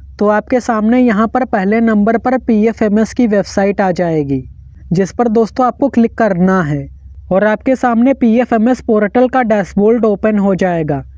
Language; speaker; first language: Hindi; non-native, local second language; Marathi